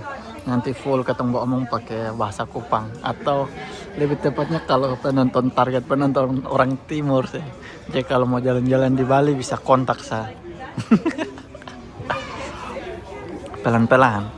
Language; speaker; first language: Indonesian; non-native, local second language; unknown